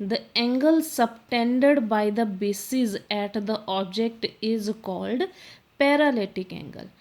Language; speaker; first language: English; non-native, local second language; Punjabi